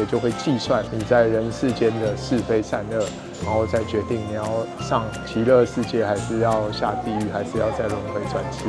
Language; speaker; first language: Chinese; native; Chinese